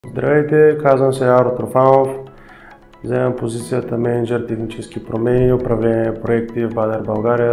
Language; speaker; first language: Bulgarian; native; Bulgarian